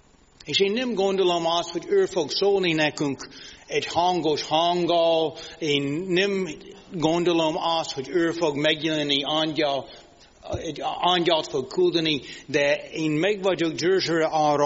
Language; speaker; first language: Hungarian; non-native, fluent; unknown